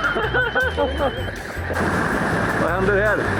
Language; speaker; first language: Swedish; native; Swedish